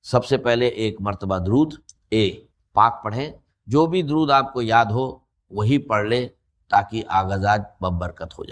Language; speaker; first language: Urdu; native; Urdu